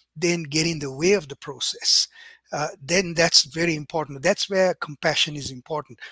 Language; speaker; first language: English; non-native, local second language; Sinhala